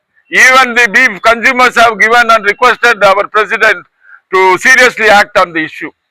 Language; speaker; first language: English; non-native, local second language; Tamil